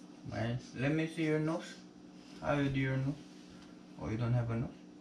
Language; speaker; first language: English; non-native, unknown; Korean